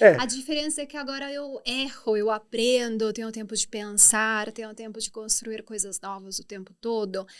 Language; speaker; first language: Portuguese; non-native, fluent; Italian